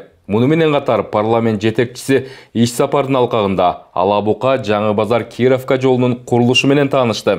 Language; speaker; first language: Kyrgyz; native; Kyrgyz